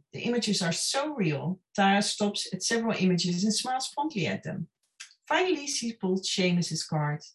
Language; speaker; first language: English; non-native, fluent; Dutch